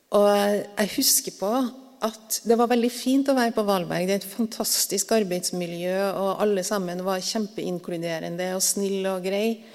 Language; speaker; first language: Norwegian; native; Norwegian